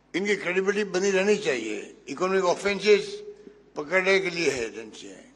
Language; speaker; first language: Hindi; native; Hindi